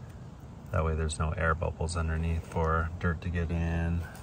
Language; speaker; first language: English; native; English